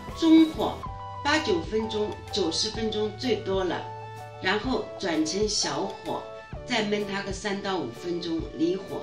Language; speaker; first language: Chinese; native; Chinese